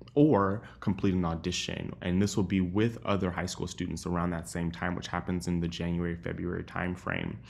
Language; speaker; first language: English; native; English